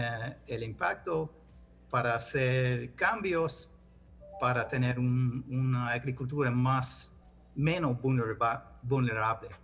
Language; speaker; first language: Spanish; non-native, fluent; English